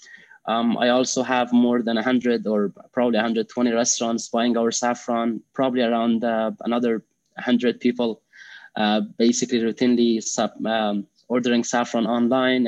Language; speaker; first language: English; non-native, fluent; Persian